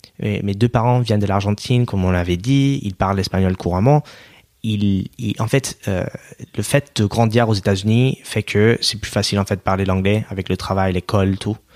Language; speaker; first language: French; non-native, fluent; English